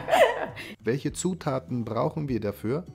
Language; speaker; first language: German; native; German